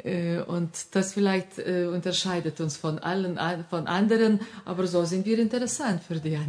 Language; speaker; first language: German; non-native, fluent; Lithuanian